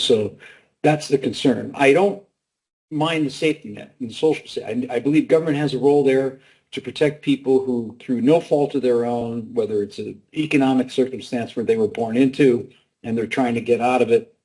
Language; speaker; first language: English; native; English